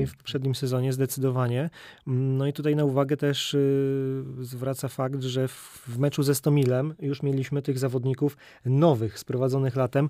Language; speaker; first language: Polish; native; Polish